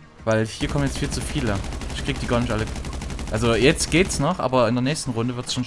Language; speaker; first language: German; native; German